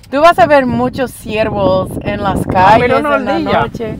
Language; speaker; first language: Spanish; early bilingual, heritage; English